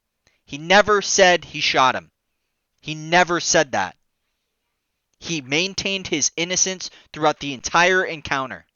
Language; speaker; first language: English; native; English